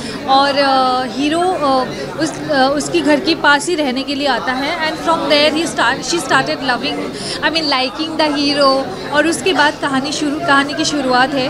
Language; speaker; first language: Hindi; native; Hindi